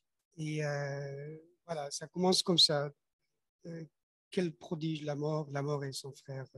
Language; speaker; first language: French; non-native, fluent; Persian